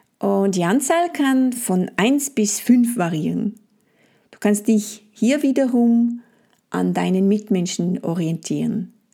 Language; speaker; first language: German; non-native, fluent; French